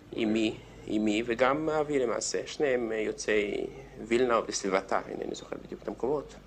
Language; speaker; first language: Hebrew; non-native, fluent; Russian